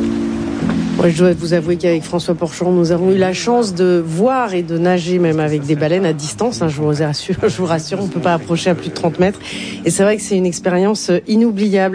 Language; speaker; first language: French; native; French